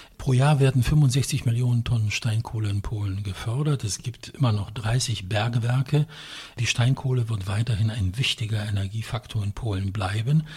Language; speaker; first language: German; non-native, fluent; Polish